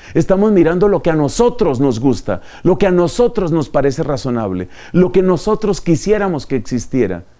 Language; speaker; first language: Spanish; native; Spanish